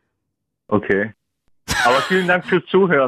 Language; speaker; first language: German; early bilingual, other home language; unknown